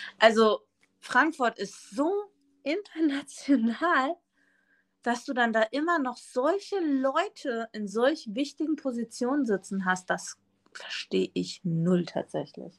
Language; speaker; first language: German; early bilingual, other home language; Spanish